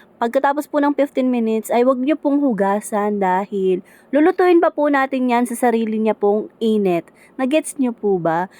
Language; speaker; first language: Filipino; native; Filipino